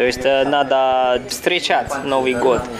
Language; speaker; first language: Russian; non-native, learner; Chinese